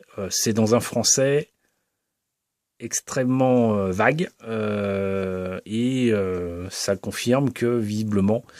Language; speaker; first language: French; native; French